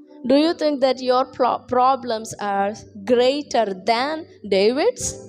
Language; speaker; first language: English; non-native, local second language; Telugu